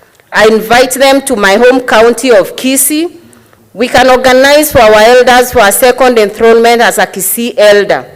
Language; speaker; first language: English; non-native, local second language; Gusii